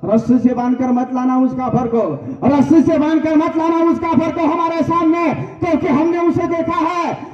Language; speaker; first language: Hindi; non-native, local second language; Marathi